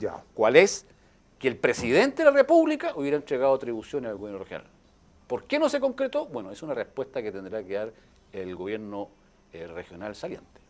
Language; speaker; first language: Spanish; native; Spanish